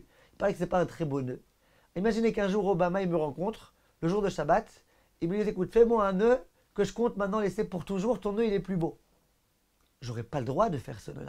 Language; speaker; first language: French; native; French